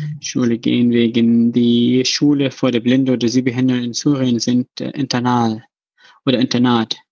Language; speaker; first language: German; non-native, learner; Arabic